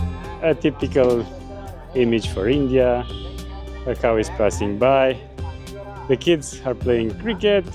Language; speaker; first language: English; non-native, fluent; Romanian